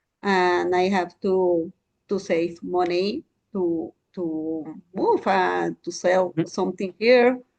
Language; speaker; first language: English; non-native, learner; Spanish